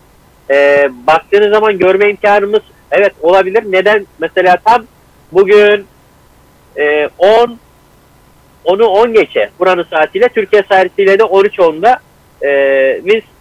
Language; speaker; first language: Turkish; native; Turkish